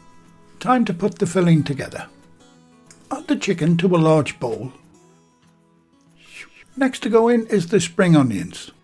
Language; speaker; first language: English; native; English